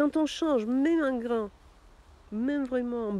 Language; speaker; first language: French; non-native, fluent; Russian